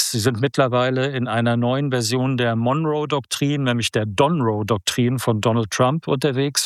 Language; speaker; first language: German; native; German